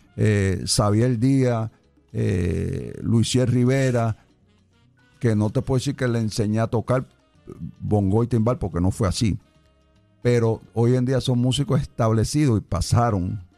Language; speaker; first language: Spanish; early bilingual, heritage; Spanish